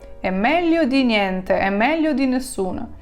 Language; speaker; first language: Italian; non-native, fluent; Ukrainian